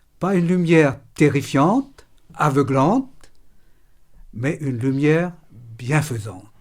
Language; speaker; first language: French; non-native, local second language; Morisyen